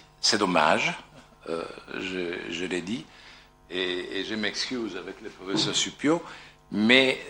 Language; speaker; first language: French; non-native, fluent; Italian